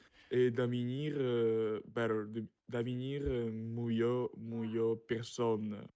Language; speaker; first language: French; non-native, learner; Russian